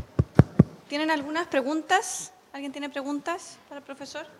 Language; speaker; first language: Spanish; native; Spanish